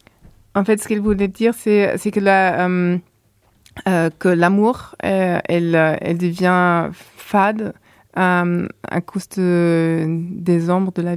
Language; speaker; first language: French; non-native, fluent; German